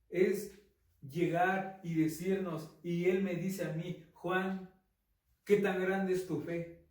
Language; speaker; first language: Spanish; native; Spanish